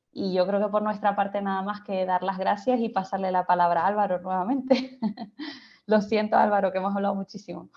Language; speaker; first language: Spanish; native; Spanish